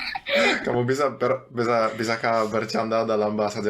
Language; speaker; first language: Indonesian; non-native, fluent; German